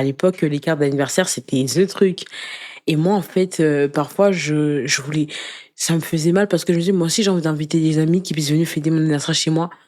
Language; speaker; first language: French; early bilingual, other home language; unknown